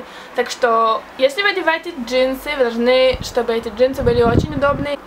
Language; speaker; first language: Russian; early bilingual, heritage; Russian